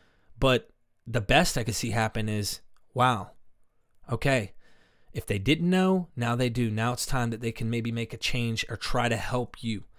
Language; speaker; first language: English; native; English